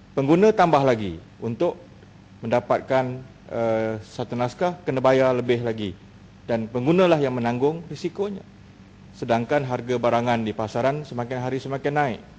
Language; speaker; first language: Malay; native; Malay